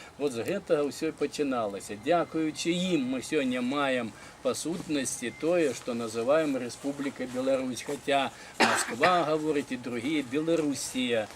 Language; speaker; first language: Belarusian; native; Belarusian